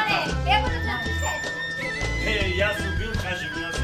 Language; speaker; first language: Dutch; non-native, fluent; Macedonian